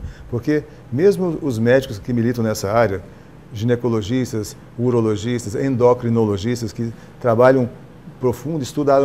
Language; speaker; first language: Portuguese; native; Portuguese